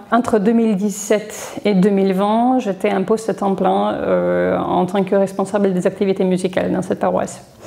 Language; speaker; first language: French; non-native, fluent; Russian